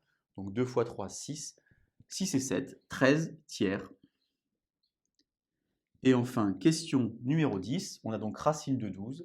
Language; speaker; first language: French; native; French